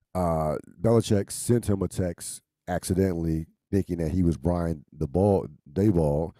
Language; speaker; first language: English; native; English